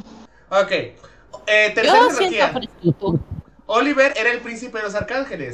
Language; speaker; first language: Spanish; native; Spanish